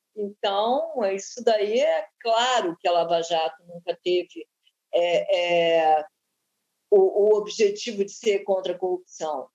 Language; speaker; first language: Portuguese; native; Portuguese